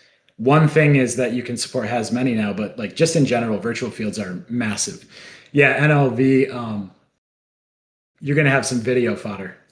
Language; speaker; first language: English; native; English